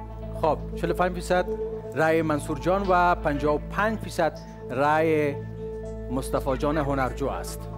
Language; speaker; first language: Persian; native; Persian